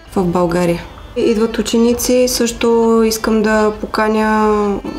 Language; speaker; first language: Bulgarian; native; Bulgarian